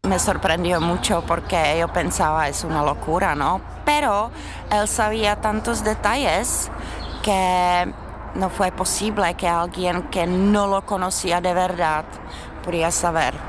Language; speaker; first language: Spanish; non-native, learner; Czech